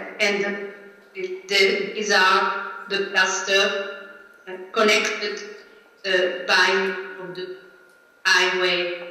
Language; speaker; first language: English; non-native, learner; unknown